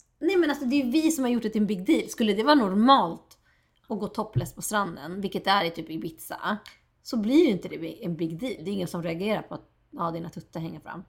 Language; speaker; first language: Swedish; native; Swedish